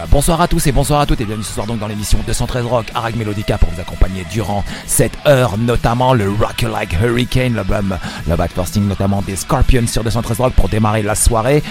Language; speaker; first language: French; native; French